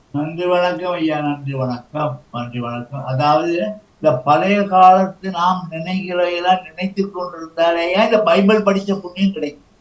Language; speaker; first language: Tamil; native; Tamil